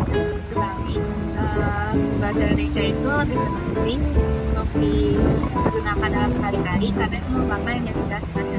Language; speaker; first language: Indonesian; non-native, local second language; Minangkabau